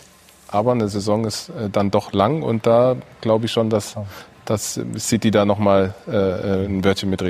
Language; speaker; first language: German; native; German